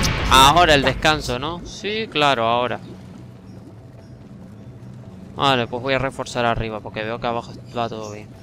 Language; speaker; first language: Spanish; native; Spanish